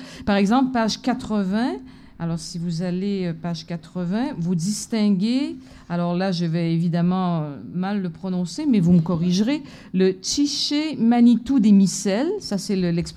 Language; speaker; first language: French; native; French